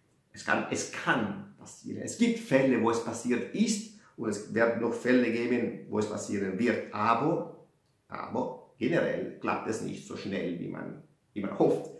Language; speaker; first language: German; non-native, fluent; Italian